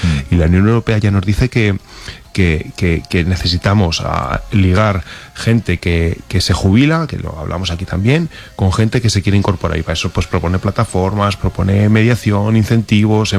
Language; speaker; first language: Spanish; native; Spanish